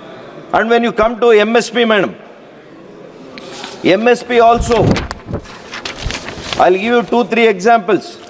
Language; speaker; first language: English; non-native, local second language; Kannada